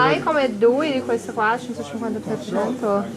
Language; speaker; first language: Italian; non-native, learner; Portuguese